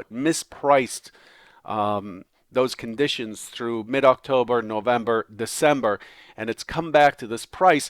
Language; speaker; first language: English; native; English